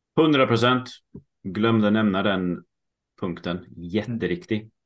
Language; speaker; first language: Swedish; early bilingual, heritage; Swedish